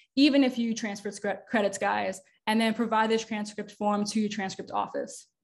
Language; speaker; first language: English; native; English